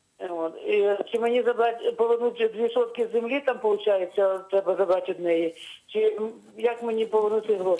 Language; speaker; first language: Ukrainian; native; Ukrainian